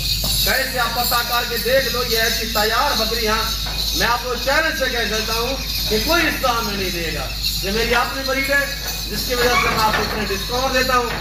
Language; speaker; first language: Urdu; non-native, local second language; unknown